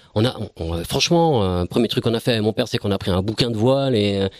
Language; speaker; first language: French; native; French